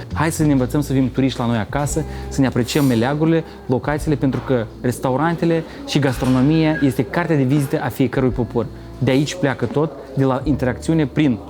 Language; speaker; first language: Romanian; native; Romanian